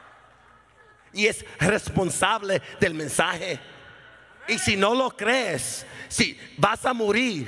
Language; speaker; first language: Spanish; early bilingual, heritage; Spanish